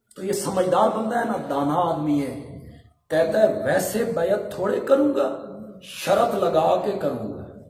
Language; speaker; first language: Urdu; non-native, local second language; Punjabi